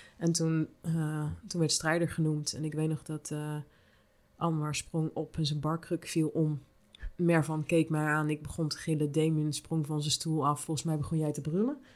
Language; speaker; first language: Dutch; native; Dutch